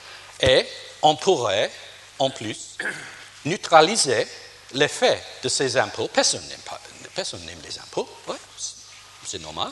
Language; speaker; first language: French; non-native, fluent; English